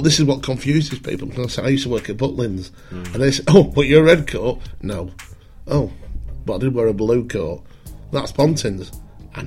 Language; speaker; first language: English; native; English